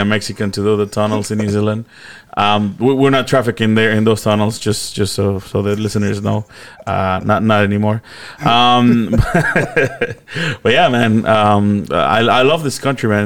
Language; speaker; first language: English; non-native, fluent; Spanish